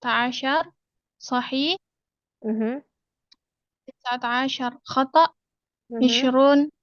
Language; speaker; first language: Arabic; non-native, learner; Indonesian